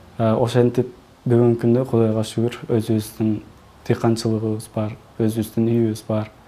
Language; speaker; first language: Kyrgyz; early bilingual, heritage; Kyrgyz